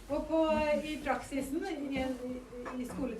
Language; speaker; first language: Norwegian; early bilingual, other home language; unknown